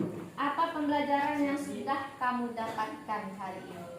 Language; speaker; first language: Indonesian; native; Indonesian